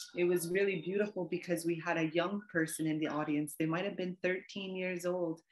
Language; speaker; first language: English; native; English